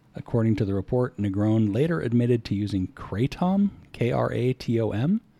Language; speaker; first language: English; native; English